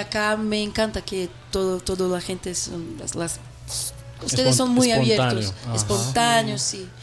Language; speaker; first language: Spanish; non-native, fluent; Portuguese